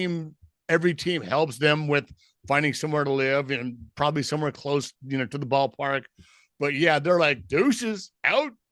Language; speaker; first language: English; native; English